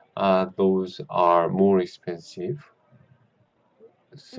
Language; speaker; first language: English; non-native, learner; Korean